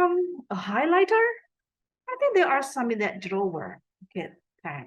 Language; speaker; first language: English; non-native, fluent; Indonesian